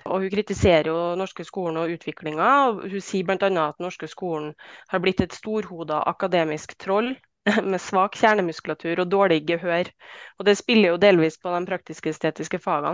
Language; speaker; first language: Norwegian; native; Norwegian